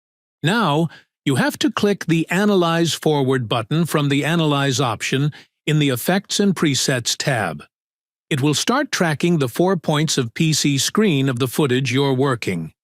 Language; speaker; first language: English; non-native, local second language; Bangla